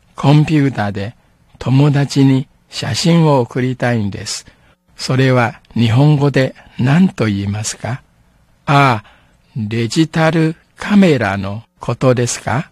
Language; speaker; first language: Japanese; non-native, fluent; Min Nan Chinese